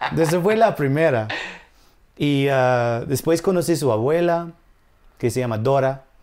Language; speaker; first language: Spanish; non-native, fluent; English